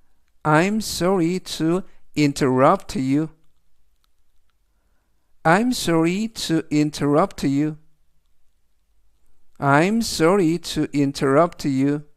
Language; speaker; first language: English; non-native, fluent; Korean